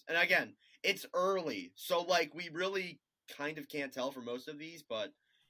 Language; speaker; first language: English; native; English